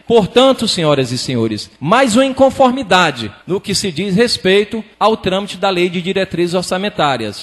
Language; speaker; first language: Portuguese; native; Portuguese